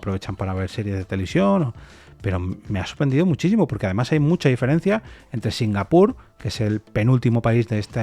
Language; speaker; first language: Spanish; native; Spanish